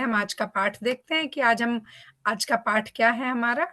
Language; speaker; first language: Hindi; native; Hindi